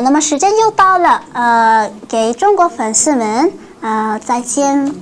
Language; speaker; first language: Chinese; non-native, learner; Korean